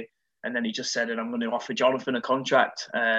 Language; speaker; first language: English; native; English